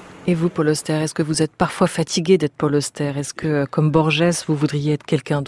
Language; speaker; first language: French; native; French